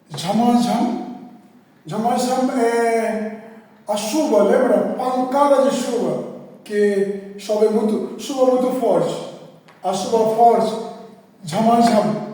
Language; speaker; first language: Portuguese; non-native, fluent; Hindi